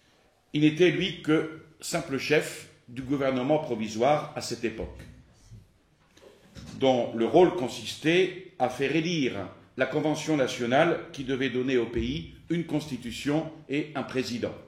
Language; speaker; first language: French; native; French